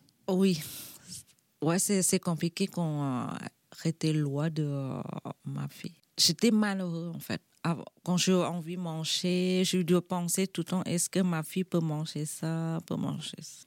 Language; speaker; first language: French; non-native, learner; Thai